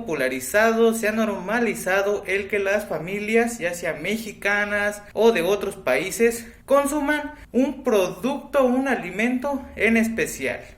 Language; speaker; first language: Spanish; native; Spanish